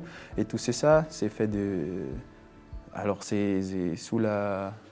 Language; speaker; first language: French; non-native, fluent; Swiss German